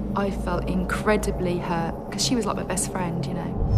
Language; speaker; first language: English; native; English